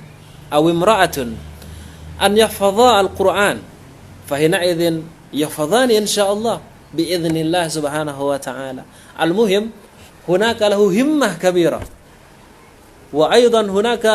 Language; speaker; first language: Arabic; non-native, fluent; Indonesian